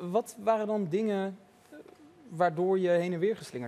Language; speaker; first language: Dutch; native; Dutch